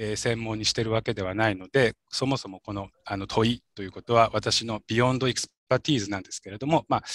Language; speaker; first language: Japanese; native; Japanese